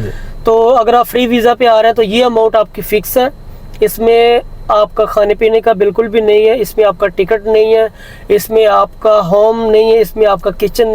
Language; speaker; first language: Hindi; native; Hindi